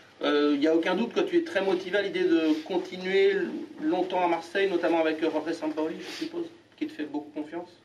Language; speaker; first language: French; native; French